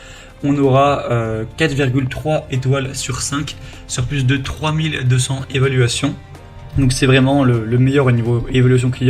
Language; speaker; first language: French; native; French